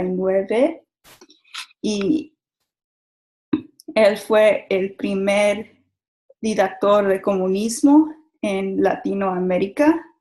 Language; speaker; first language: Spanish; non-native, learner; English